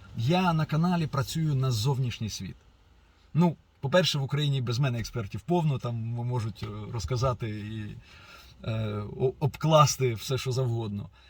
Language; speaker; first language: Ukrainian; non-native, local second language; Russian